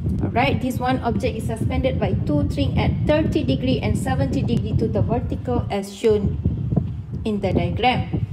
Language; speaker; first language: English; non-native, local second language; Malay